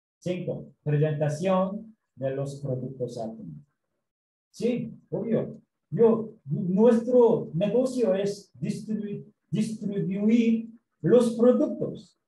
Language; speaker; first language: Spanish; non-native, learner; Korean